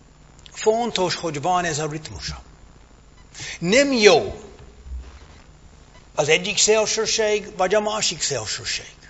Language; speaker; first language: Hungarian; non-native, fluent; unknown